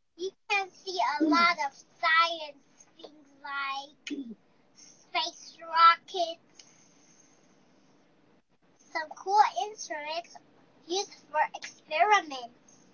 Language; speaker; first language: English; non-native, learner; Chinese